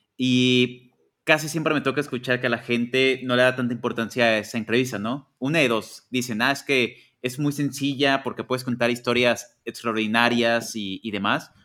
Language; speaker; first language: Spanish; native; Spanish